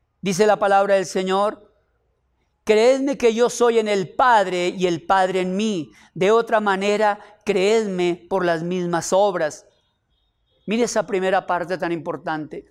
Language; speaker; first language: Spanish; native; Spanish